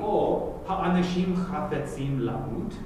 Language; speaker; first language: Hebrew; non-native, fluent; English